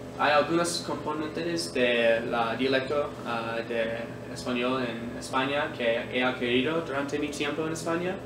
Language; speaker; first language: Spanish; non-native, learner; English